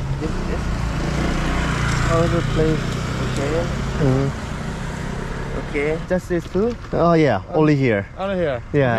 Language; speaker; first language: English; non-native, learner; Korean